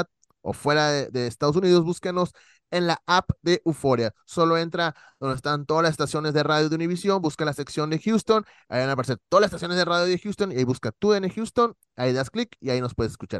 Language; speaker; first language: Spanish; native; Spanish